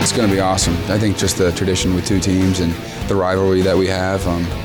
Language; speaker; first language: English; native; English